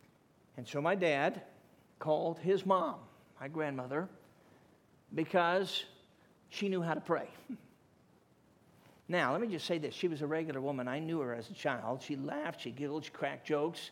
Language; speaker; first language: English; native; English